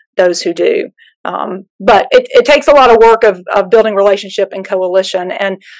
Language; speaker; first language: English; native; English